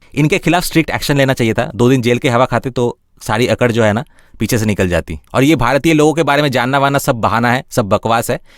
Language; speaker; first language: Hindi; native; Hindi